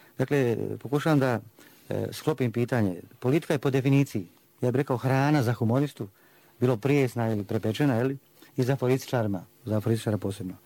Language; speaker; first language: Croatian; native; Croatian